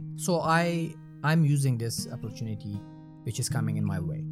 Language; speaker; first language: English; non-native, fluent; Persian